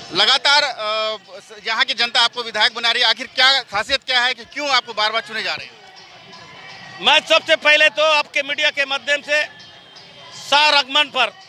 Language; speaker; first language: Hindi; native; Hindi